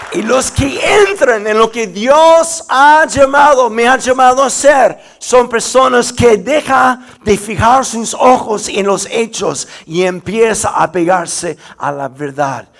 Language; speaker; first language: Spanish; non-native, fluent; English